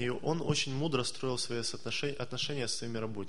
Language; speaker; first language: Russian; native; Russian